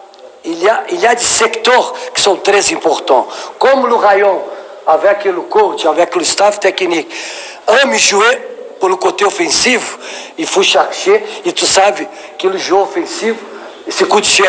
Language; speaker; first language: French; non-native, learner; Portuguese